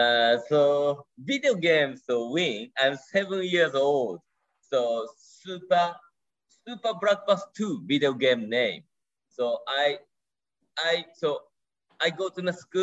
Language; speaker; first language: English; non-native, learner; Japanese